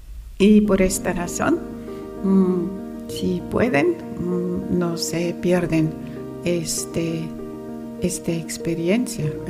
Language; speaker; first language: Spanish; non-native, fluent; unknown